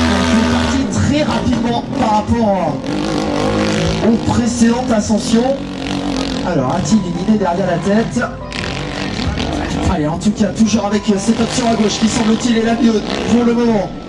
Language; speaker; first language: French; native; French